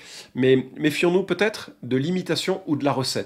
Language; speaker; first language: French; native; French